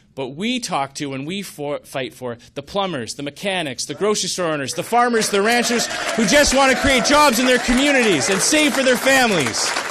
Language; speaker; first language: English; native; English